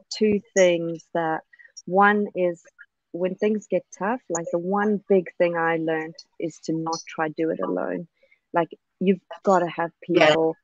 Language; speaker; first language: English; native; English